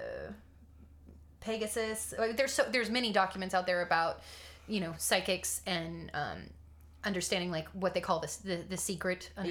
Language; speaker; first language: English; native; English